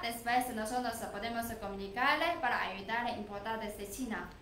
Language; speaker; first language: Spanish; non-native, learner; Chinese